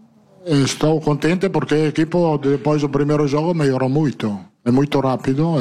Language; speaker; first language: Portuguese; non-native, learner; Italian